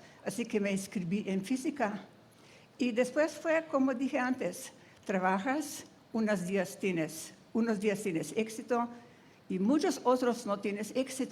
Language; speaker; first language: Spanish; non-native, fluent; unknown